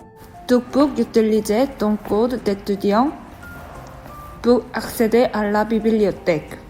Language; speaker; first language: French; non-native, learner; Korean